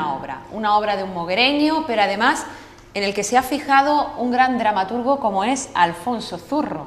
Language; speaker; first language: Spanish; native; Spanish